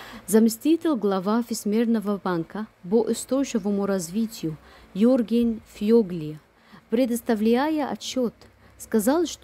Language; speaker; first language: Russian; non-native, fluent; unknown